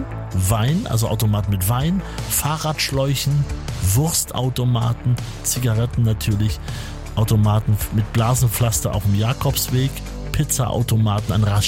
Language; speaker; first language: German; native; German